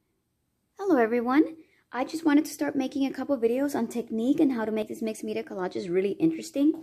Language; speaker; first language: English; native; English